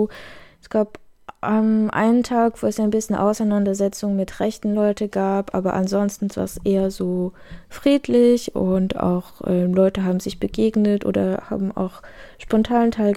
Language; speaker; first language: German; native; German